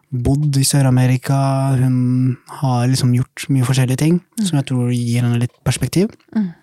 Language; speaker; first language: Norwegian; early bilingual, other home language; Somali